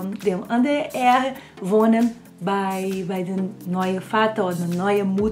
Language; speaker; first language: German; non-native, fluent; Portuguese